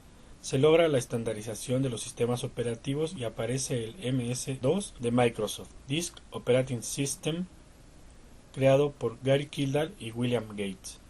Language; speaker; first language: Spanish; native; Spanish